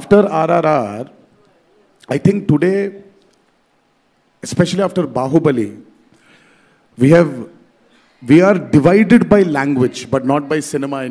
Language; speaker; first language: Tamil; non-native, learner; Telugu